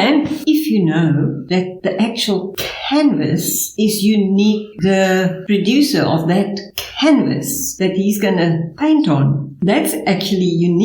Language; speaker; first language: English; non-native, local second language; Afrikaans